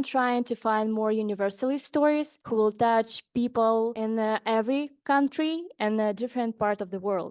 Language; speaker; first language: English; non-native, learner; Ukrainian